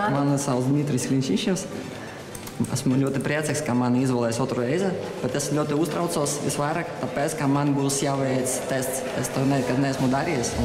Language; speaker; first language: Latvian; non-native, local second language; Russian